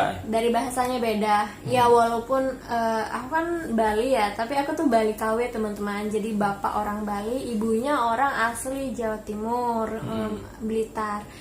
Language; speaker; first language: Indonesian; native; Indonesian